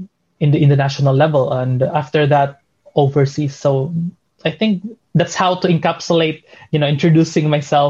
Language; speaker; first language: English; non-native, local second language; Waray